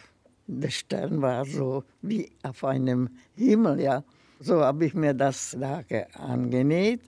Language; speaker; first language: German; non-native, fluent; Czech